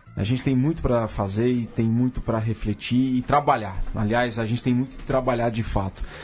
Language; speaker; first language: Portuguese; native; Portuguese